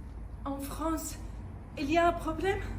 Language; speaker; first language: French; non-native, fluent; Arabic